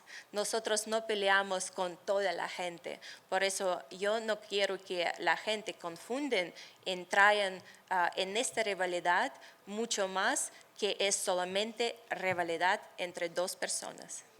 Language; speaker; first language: Spanish; non-native, fluent; Russian